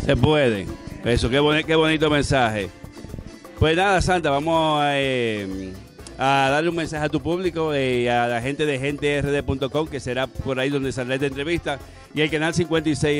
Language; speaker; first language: Spanish; native; Spanish